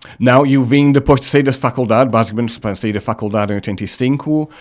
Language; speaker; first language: Portuguese; non-native, fluent; English